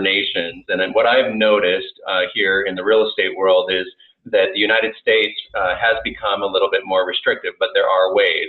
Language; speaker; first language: English; native; English